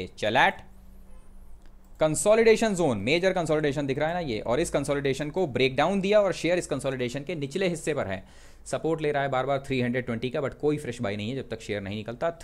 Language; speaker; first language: Hindi; native; Hindi